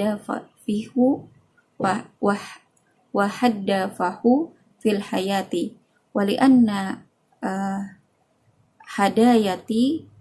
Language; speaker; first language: Arabic; non-native, fluent; Indonesian